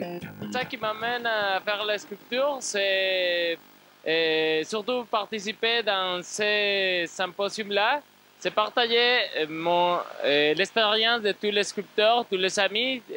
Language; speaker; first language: French; non-native, fluent; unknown